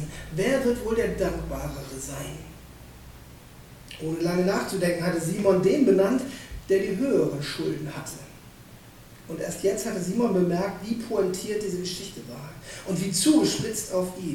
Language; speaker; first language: German; native; German